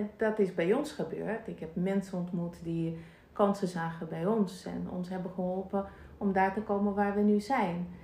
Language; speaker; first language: Dutch; non-native, fluent; Russian